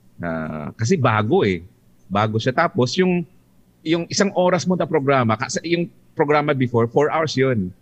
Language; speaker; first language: Filipino; non-native, local second language; Hiligaynon